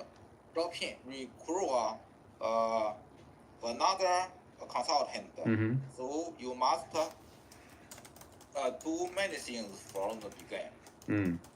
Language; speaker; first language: English; non-native, learner; Chinese